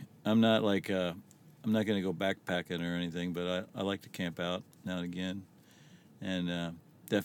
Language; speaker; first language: English; native; English